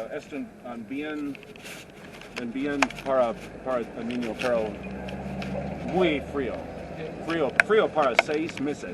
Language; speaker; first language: Spanish; non-native, learner; English